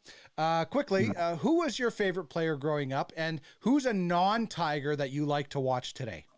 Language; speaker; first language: English; native; English